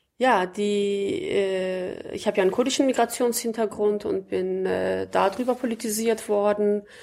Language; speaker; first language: German; early bilingual, other home language; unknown